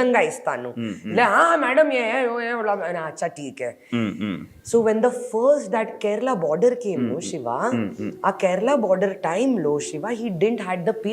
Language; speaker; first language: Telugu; non-native, learner; Hindi